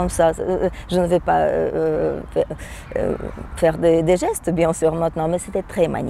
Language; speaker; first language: French; non-native, fluent; Russian